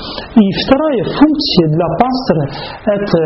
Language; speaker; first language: Russian; non-native, fluent; Dutch